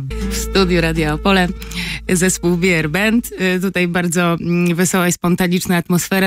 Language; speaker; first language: Polish; native; Polish